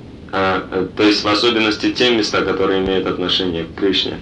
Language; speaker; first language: Russian; native; Russian